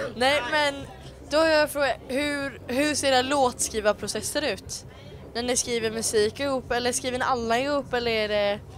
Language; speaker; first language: Swedish; native; Swedish